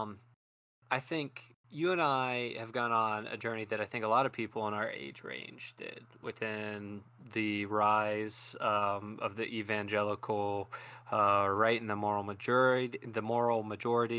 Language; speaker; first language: English; native; English